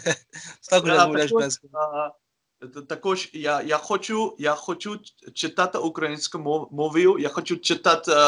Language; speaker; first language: Ukrainian; non-native, learner; Dutch